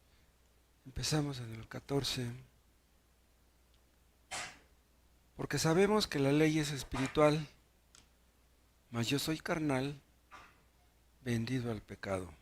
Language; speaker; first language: Spanish; native; Spanish